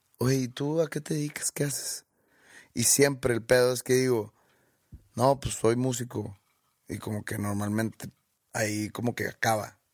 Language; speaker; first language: Spanish; native; Spanish